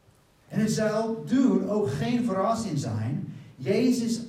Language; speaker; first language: Dutch; non-native, fluent; English